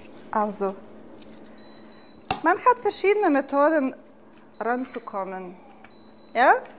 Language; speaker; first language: German; non-native, fluent; Serbian